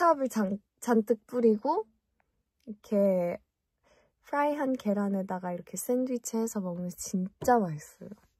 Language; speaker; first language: Korean; early bilingual, heritage; English